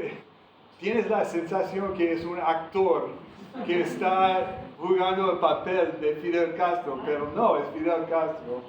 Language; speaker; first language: Spanish; non-native, fluent; English